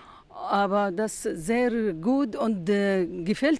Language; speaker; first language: German; non-native, learner; Arabic